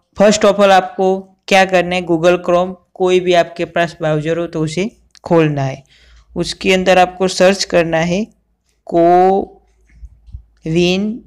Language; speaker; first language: Hindi; non-native, local second language; Gujarati